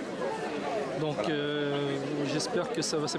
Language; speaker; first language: French; native; French